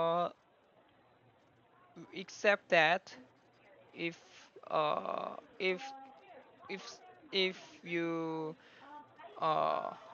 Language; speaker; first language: English; non-native, learner; Korean